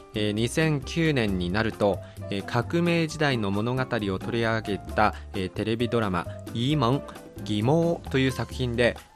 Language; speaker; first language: Japanese; non-native, fluent; Chinese